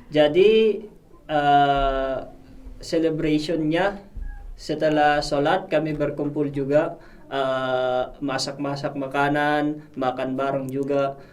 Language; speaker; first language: Indonesian; non-native, fluent; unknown